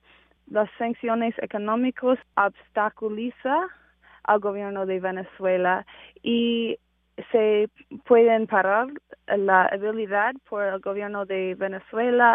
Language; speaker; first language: Spanish; non-native, fluent; English